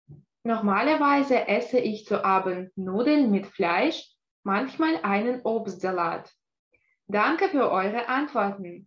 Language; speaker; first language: German; non-native, fluent; Russian